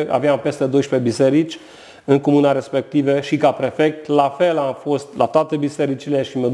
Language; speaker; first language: Romanian; non-native, local second language; Hungarian